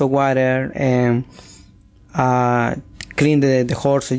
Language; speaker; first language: English; non-native, learner; Spanish